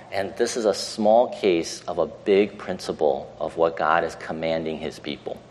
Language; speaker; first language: English; early bilingual, other home language; Chinese